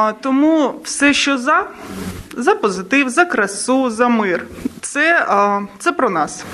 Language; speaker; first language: Ukrainian; non-native, local second language; Russian